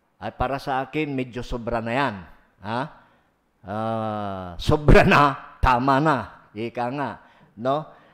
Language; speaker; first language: Filipino; non-native, local second language; Pangasinan